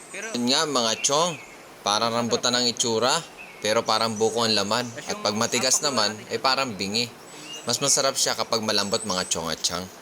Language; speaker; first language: Filipino; native; Filipino